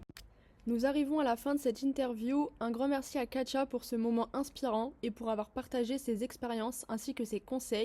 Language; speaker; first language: French; native; French